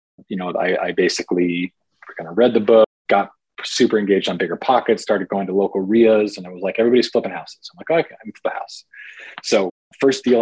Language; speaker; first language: English; native; English